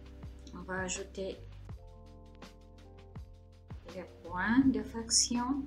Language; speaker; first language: French; non-native, fluent; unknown